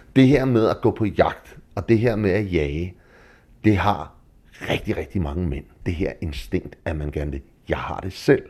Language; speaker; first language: Danish; native; Danish